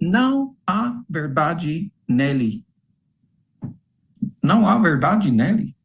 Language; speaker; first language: Portuguese; non-native, fluent; English